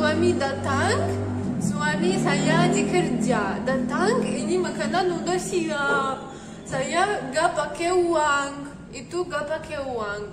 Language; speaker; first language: Indonesian; non-native, learner; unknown